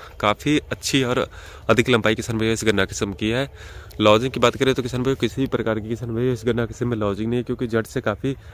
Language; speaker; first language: Hindi; non-native, local second language; Punjabi